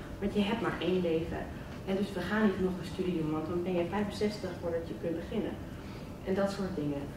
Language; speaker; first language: Dutch; native; Dutch